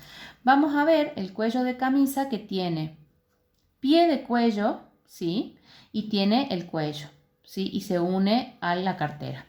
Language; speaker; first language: Spanish; native; Spanish